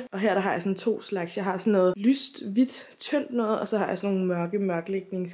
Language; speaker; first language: Danish; native; Danish